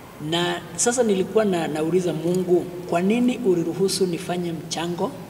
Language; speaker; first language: Swahili; non-native, local second language; Kikuyu